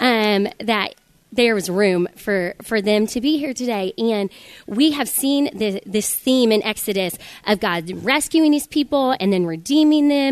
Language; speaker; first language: English; native; English